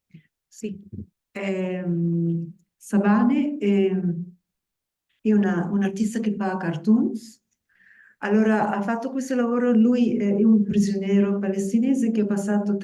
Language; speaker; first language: Italian; non-native, fluent; Spanish